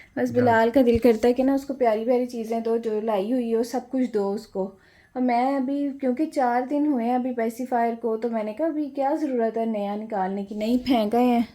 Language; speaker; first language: Urdu; non-native, local second language; Punjabi